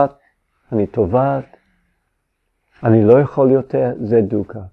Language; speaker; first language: Hebrew; non-native, fluent; English